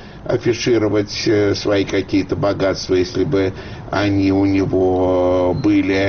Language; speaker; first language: Russian; native; Russian